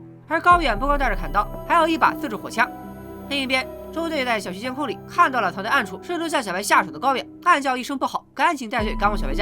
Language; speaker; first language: Chinese; native; Chinese